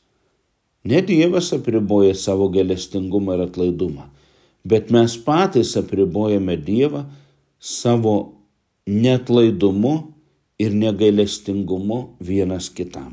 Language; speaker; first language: Lithuanian; native; Lithuanian